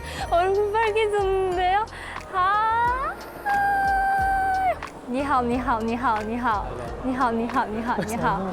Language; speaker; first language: Korean; non-native, fluent; Chinese